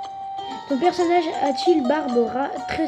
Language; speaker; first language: French; native; French